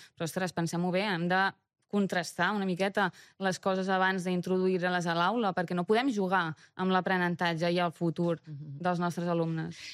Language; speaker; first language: Catalan; early bilingual, other home language; Romanian